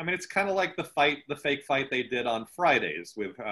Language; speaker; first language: English; native; English